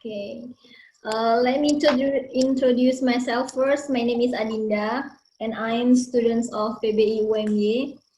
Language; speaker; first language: English; non-native, learner; Indonesian